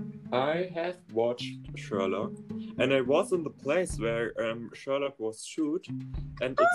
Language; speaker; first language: English; non-native, learner; German